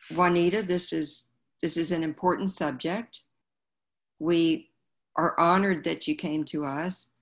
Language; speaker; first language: English; native; English